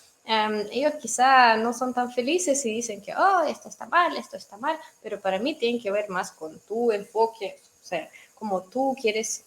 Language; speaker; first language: Spanish; non-native, fluent; Russian